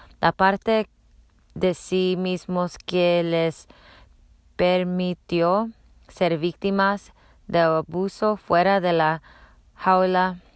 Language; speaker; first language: Spanish; non-native, learner; English